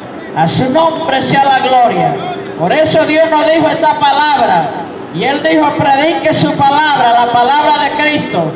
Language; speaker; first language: Spanish; native; Spanish